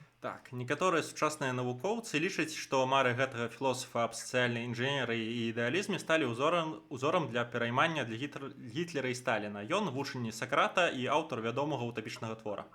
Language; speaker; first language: Belarusian; non-native, local second language; Russian